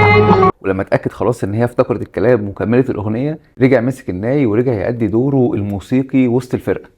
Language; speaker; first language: Arabic; native; Arabic